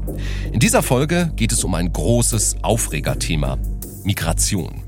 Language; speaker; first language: German; native; German